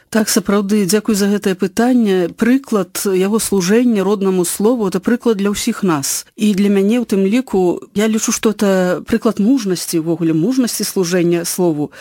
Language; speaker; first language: Belarusian; native; Belarusian